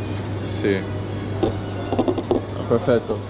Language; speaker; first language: Italian; non-native, learner; English